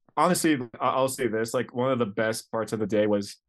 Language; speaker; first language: English; early bilingual, other home language; Greek